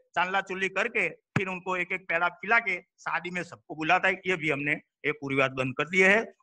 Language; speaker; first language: Hindi; non-native, local second language; Gujarati